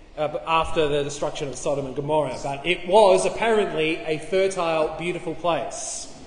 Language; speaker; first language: English; native; English